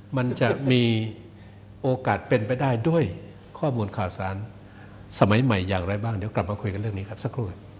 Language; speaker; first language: Thai; native; Thai